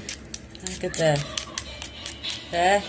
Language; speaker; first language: English; native; English